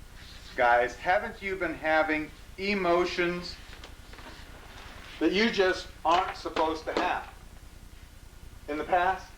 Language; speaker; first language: English; native; English